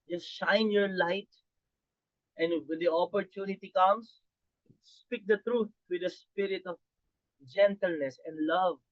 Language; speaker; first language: English; non-native, local second language; Filipino